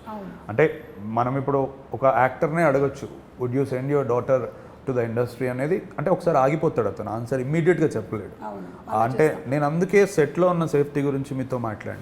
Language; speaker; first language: Telugu; native; Telugu